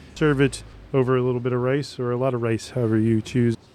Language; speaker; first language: English; native; English